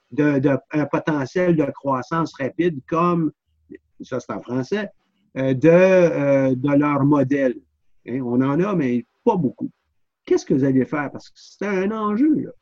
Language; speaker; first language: French; native; French